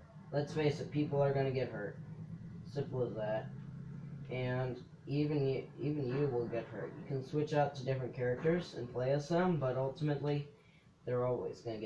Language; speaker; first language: English; native; English